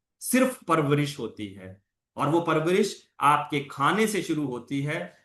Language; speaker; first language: Hindi; non-native, local second language; Punjabi